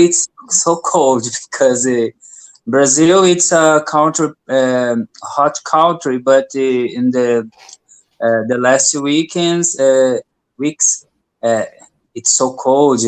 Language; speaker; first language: English; non-native, learner; Portuguese